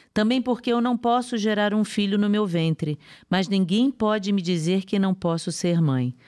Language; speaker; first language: Portuguese; native; Portuguese